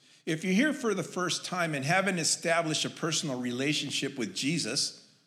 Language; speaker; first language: English; native; English